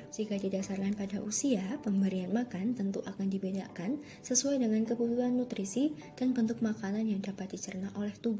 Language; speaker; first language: Indonesian; native; Indonesian